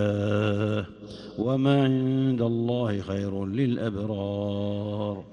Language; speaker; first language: Arabic; native; Arabic